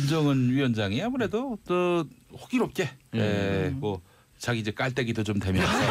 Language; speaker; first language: Korean; native; Korean